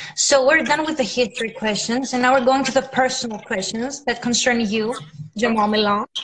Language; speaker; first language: English; non-native, fluent; Greek